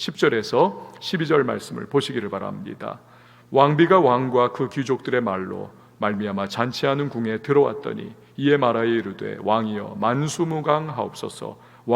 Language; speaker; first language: Korean; native; Korean